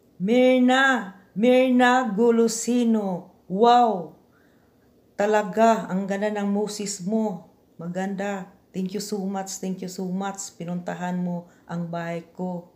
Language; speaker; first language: Filipino; non-native, local second language; Cebuano